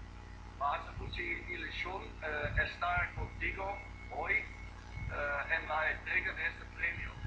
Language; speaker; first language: Spanish; non-native, fluent; Dutch